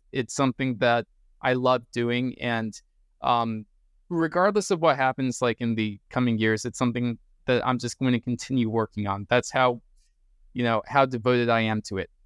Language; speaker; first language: English; native; English